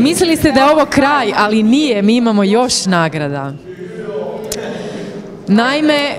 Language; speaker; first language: Croatian; native; Croatian